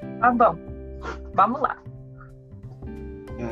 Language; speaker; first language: Portuguese; non-native, learner; English